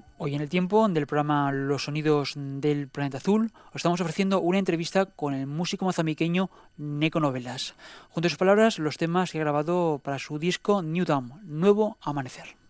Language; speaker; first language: Spanish; native; Spanish